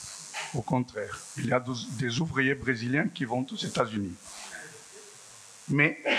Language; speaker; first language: French; non-native, fluent; Portuguese